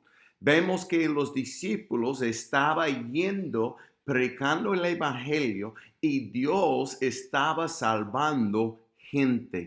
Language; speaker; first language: Spanish; non-native, fluent; English